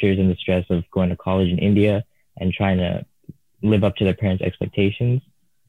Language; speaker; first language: English; non-native, fluent; Tamil